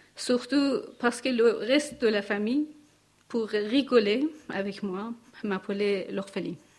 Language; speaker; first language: French; non-native, learner; Persian